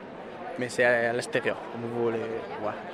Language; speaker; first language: French; non-native, learner; Spanish